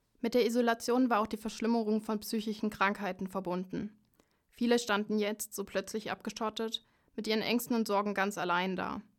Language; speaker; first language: German; native; German